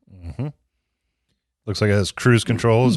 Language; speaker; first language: English; native; English